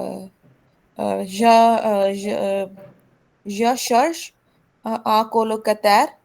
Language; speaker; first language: French; non-native, learner; Hindi